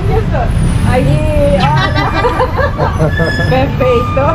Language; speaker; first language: Spanish; non-native, learner; Portuguese